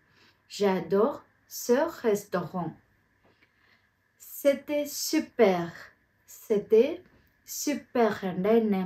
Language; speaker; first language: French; non-native, fluent; Tamil